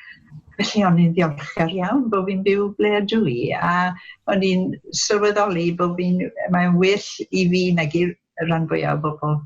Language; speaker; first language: Welsh; non-native, local second language; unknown